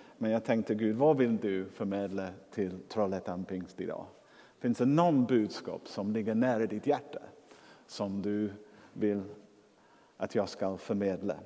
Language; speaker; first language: Swedish; non-native, fluent; English